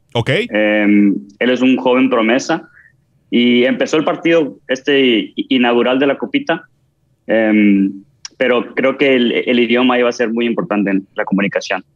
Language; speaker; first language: Spanish; native; Spanish